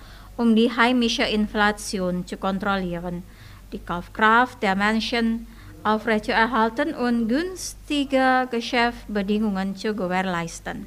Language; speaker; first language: German; non-native, fluent; Indonesian